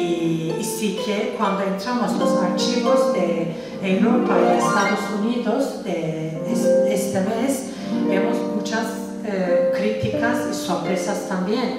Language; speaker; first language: Spanish; non-native, fluent; Turkish